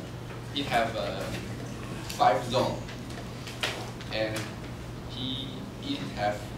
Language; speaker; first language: English; non-native, learner; Chinese